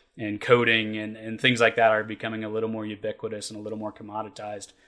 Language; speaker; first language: English; native; English